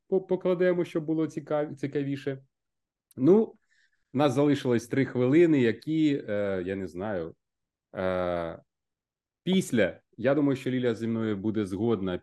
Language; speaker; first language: Ukrainian; non-native, local second language; Russian